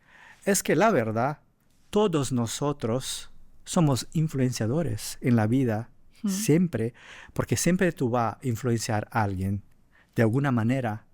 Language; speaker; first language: Spanish; non-native, fluent; Portuguese